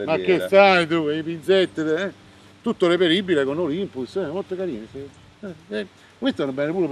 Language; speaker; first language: Italian; native; Italian